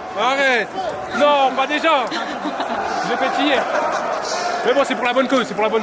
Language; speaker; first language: French; native; French